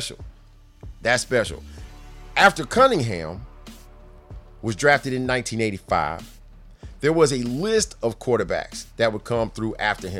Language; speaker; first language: English; native; English